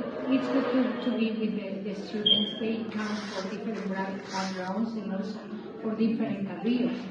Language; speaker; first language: English; non-native, fluent; Spanish